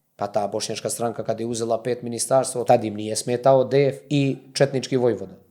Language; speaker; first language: Bosnian; non-native, local second language; Albanian